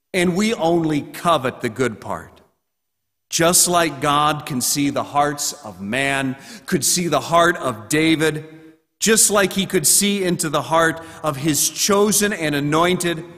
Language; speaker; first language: English; native; English